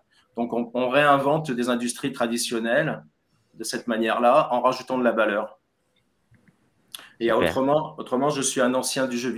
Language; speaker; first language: French; native; French